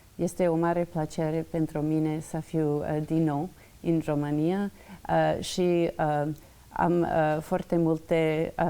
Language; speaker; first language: Romanian; non-native, learner; English